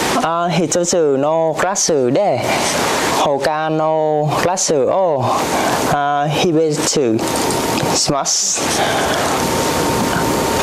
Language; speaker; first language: Japanese; non-native, learner; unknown